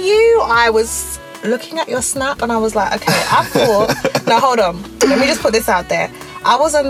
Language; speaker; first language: English; native; English